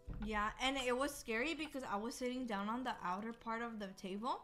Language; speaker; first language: English; early bilingual, other home language; Spanish